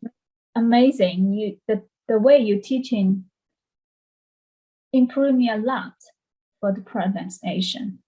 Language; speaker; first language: English; non-native, learner; Chinese